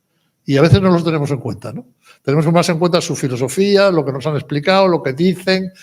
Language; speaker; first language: Spanish; native; Spanish